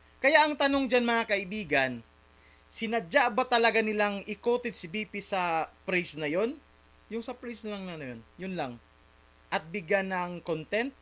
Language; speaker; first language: Filipino; native; Filipino